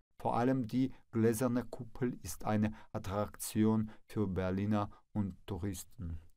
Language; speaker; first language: German; non-native, fluent; Russian